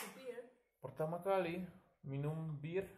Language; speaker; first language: Indonesian; non-native, learner; Dutch